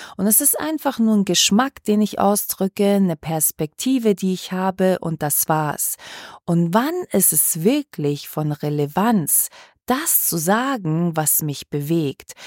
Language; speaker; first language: German; early bilingual, other home language; Croatian